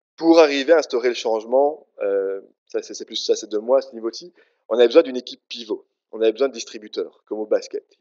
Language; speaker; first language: French; native; French